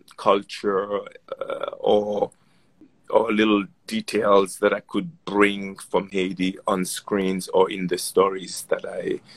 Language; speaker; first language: English; non-native, fluent; Haitian Creole